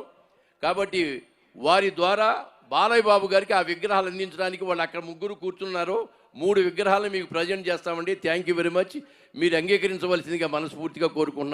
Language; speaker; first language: Telugu; native; Telugu